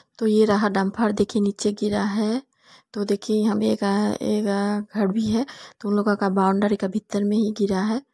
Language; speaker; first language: Hindi; non-native, local second language; Bangla